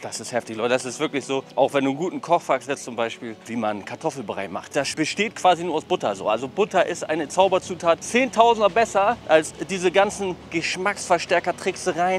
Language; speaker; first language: German; native; German